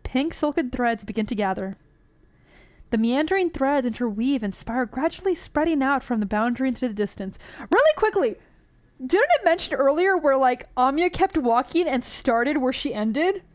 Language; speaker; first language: English; native; English